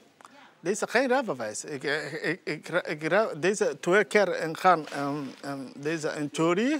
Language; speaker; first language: Dutch; non-native, learner; Somali